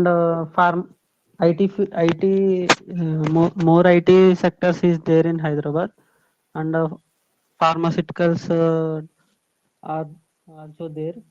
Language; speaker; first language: English; non-native, learner; Telugu